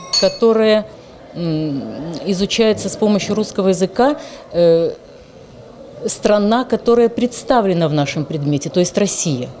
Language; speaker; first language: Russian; non-native, local second language; Ukrainian